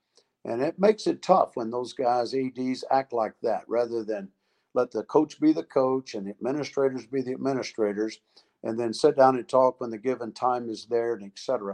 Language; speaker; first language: English; native; English